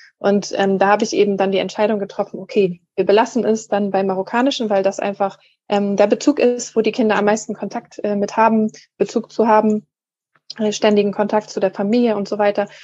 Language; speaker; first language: German; native; German